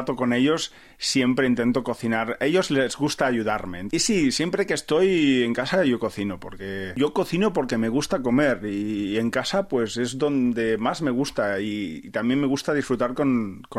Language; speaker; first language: Spanish; native; Spanish